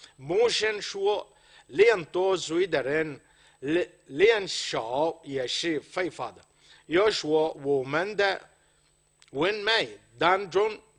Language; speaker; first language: Chinese; non-native, fluent; Arabic